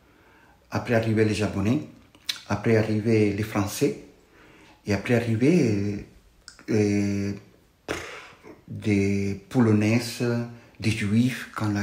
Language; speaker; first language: French; non-native, fluent; Spanish